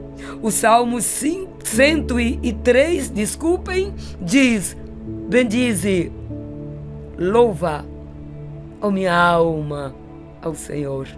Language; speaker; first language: Portuguese; native; Portuguese